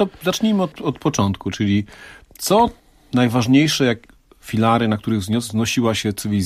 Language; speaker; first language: Polish; native; Polish